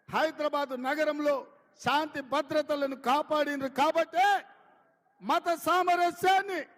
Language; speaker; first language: Telugu; native; Telugu